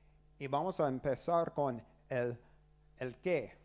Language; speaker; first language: Spanish; non-native, learner; English